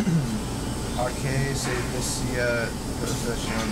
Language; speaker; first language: Spanish; non-native, learner; English